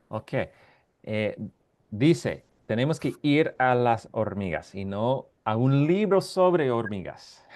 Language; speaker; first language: Spanish; non-native, fluent; English